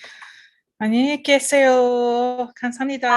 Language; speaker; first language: Korean; non-native, learner; English